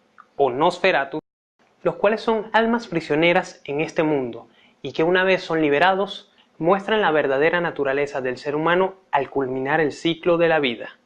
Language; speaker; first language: Spanish; native; Spanish